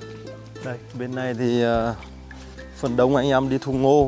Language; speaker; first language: Vietnamese; native; Vietnamese